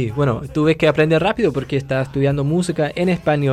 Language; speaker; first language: Spanish; non-native, fluent; English